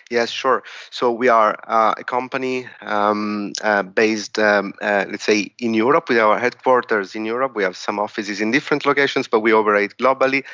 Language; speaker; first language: English; non-native, fluent; Italian